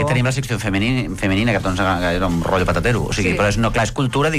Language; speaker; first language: Catalan; native; Catalan